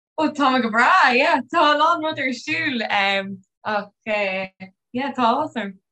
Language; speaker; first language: Irish; non-native, local second language; English